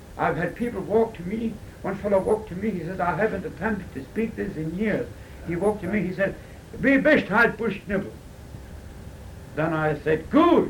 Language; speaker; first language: English; early bilingual, other home language; German